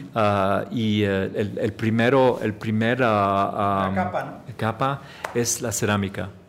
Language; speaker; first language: Spanish; early bilingual, heritage; Spanish